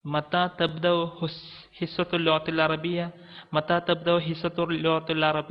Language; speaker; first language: Arabic; non-native, fluent; Malayalam